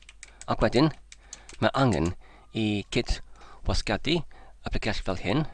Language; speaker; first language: Welsh; non-native, learner; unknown